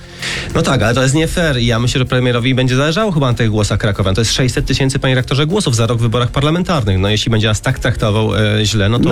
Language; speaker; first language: Polish; native; Polish